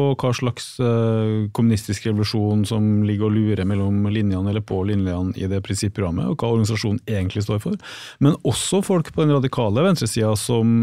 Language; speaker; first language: Norwegian; native; Norwegian